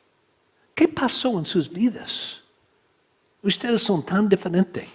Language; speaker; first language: Spanish; non-native, learner; English